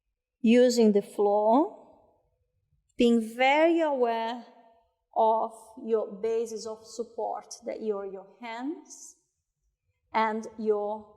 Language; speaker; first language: English; non-native, fluent; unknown